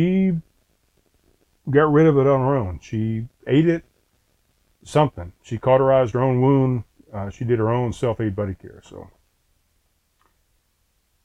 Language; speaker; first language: English; native; English